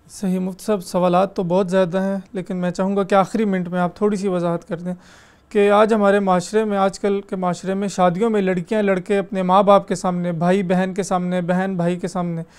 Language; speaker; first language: Urdu; native; Urdu